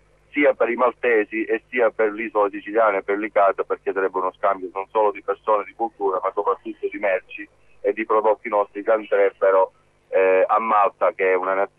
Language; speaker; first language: Italian; native; Italian